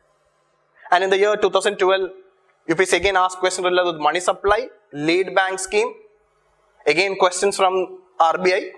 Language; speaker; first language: English; non-native, local second language; Malayalam